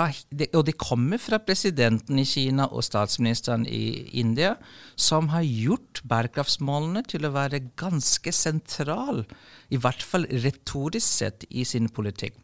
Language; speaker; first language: Norwegian; non-native, fluent; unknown